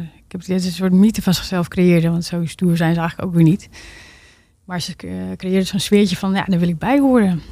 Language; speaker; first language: Dutch; native; Dutch